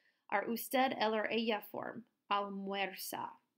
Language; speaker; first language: Spanish; non-native, fluent; English